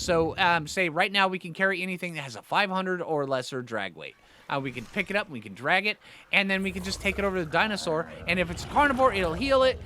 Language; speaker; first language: English; native; English